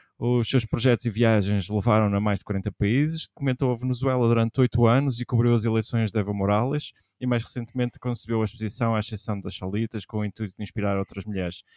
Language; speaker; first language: Portuguese; native; Portuguese